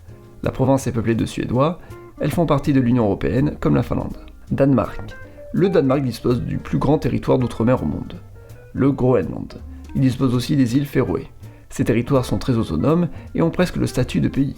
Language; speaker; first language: French; native; French